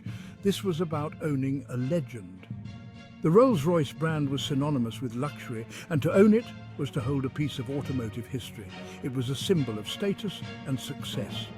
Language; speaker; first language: English; native; English